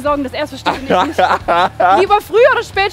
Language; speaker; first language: German; native; German